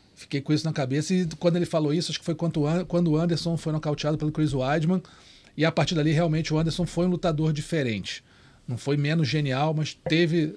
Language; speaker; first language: Portuguese; native; Portuguese